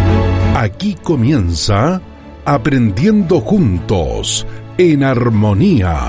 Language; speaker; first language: Spanish; native; Spanish